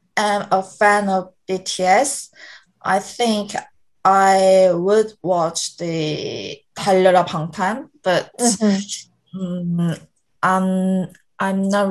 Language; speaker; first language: English; non-native, learner; Korean